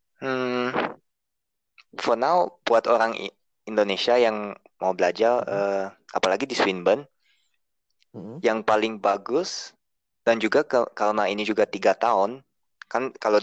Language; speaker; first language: Indonesian; early bilingual, heritage; Indonesian